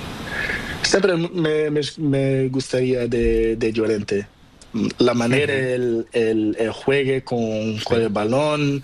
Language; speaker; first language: Spanish; non-native, learner; Portuguese